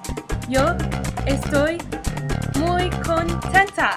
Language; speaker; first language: Spanish; non-native, learner; English